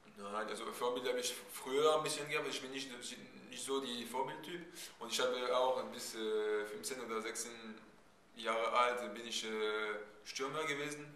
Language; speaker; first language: German; non-native, fluent; French